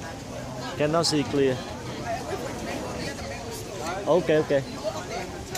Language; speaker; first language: English; non-native, learner; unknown